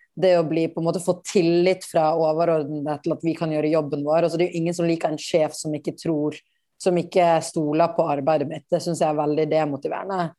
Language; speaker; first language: Norwegian; native; Norwegian